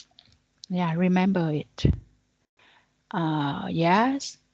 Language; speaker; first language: English; non-native, learner; Vietnamese